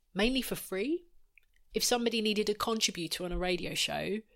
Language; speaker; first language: English; native; English